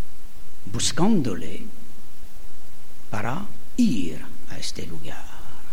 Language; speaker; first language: Spanish; non-native, fluent; French